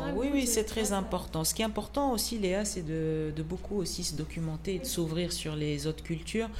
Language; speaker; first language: French; non-native, local second language; Arabic